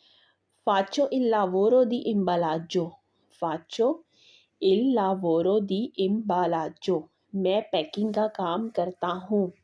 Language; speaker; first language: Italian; non-native, learner; Urdu